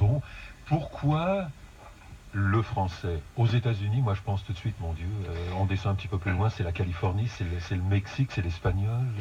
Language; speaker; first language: French; native; French